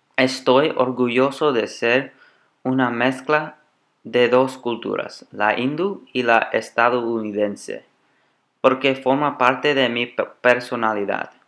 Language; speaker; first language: Spanish; non-native, learner; English